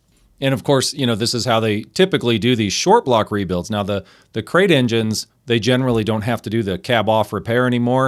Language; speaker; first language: English; native; English